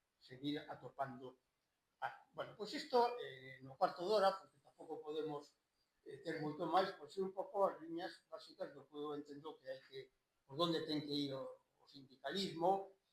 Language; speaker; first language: Galician; native; Galician